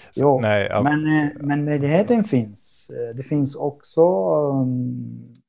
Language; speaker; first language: Swedish; non-native, fluent; Arabic